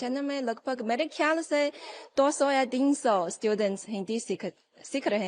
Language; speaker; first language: Hindi; non-native, fluent; Chinese